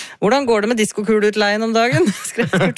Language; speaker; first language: Norwegian; native; Norwegian